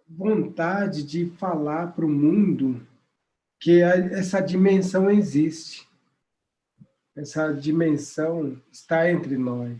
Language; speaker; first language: Portuguese; non-native, local second language; Guarani